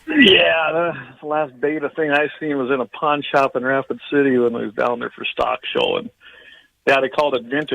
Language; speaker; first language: English; native; English